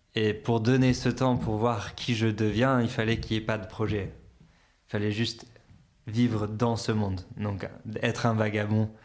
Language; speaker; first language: French; native; French